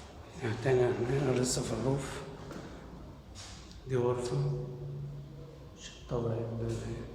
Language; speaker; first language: Arabic; native; Arabic